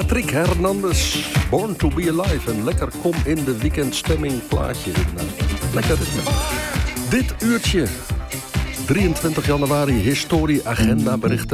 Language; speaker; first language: Dutch; native; Dutch